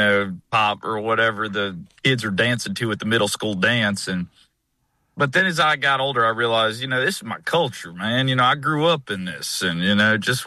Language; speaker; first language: English; native; English